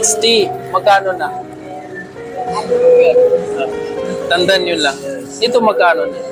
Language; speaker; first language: Filipino; non-native, learner; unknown